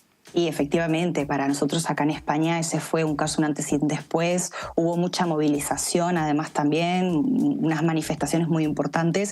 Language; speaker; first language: Spanish; native; Spanish